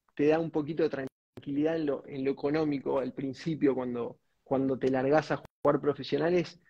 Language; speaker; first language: Spanish; native; Spanish